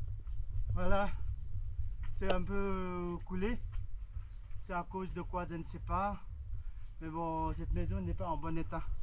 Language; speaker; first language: French; non-native, fluent; Nepali